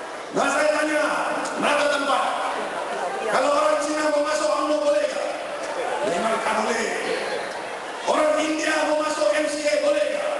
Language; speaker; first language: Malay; non-native, local second language; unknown